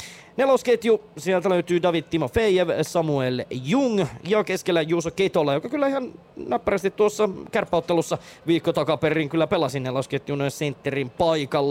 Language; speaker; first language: Finnish; native; Finnish